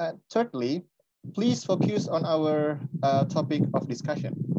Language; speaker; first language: English; non-native, fluent; Indonesian